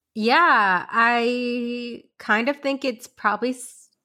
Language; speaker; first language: English; early bilingual, other home language; Hindi